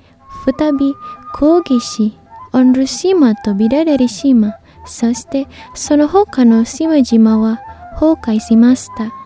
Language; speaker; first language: Japanese; non-native, fluent; Indonesian